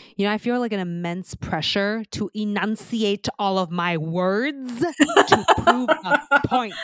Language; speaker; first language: English; non-native, fluent; Chinese